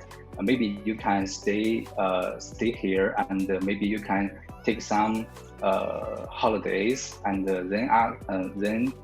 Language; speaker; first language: English; non-native, learner; Chinese